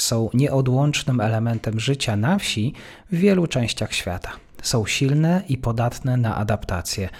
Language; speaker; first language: Polish; native; Polish